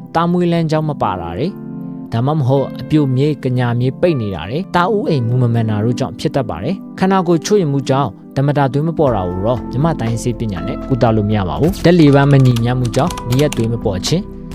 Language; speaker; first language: Burmese; non-native, local second language; Shan